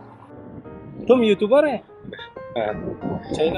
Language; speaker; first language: Hindi; non-native, learner; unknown